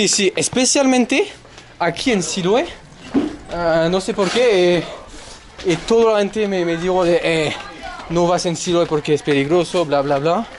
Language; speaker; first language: Spanish; non-native, learner; French